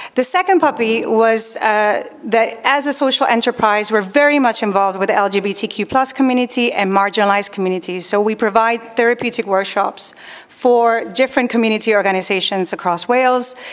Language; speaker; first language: English; non-native, fluent; Spanish